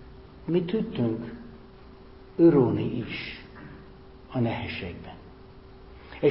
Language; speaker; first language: Hungarian; non-native, fluent; English